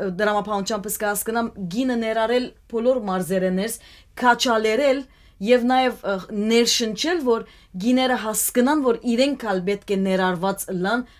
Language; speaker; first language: Armenian; native; Armenian